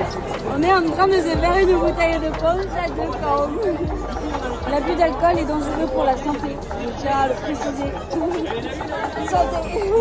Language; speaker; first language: French; native; French